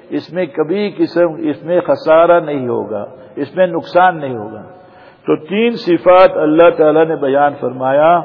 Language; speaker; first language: Urdu; non-native, fluent; Gujarati